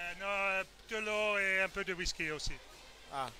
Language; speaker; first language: French; non-native, fluent; English